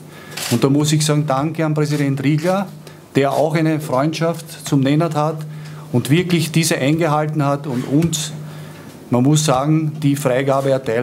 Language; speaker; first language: German; native; German